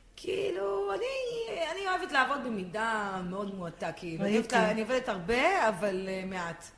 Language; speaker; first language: Hebrew; native; Hebrew